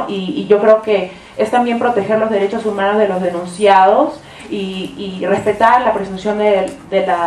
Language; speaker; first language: Spanish; early bilingual, heritage; Spanish